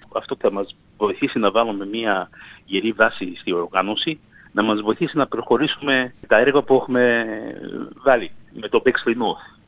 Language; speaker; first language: Greek; early bilingual, heritage; Greek